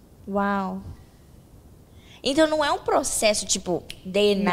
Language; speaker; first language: Portuguese; early bilingual, heritage; Portuguese